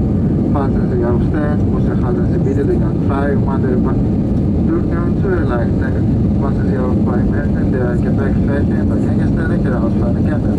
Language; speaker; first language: German; non-native, learner; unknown